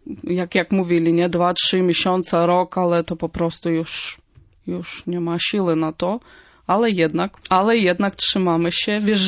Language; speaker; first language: Polish; non-native, fluent; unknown